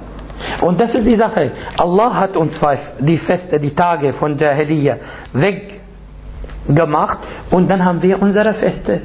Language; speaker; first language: German; non-native, fluent; Arabic